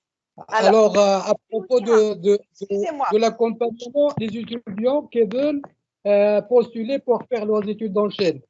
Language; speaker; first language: French; non-native, local second language; Arabic